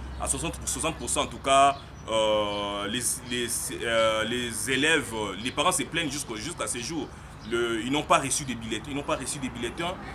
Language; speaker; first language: French; non-native, local second language; Swahili